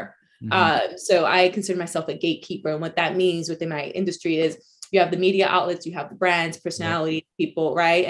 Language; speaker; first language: English; early bilingual, other home language; Spanish